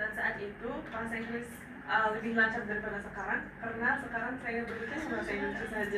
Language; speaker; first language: Indonesian; non-native, fluent; Arabic